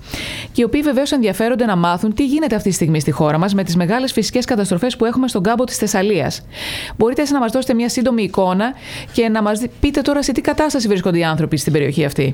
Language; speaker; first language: Greek; native; Greek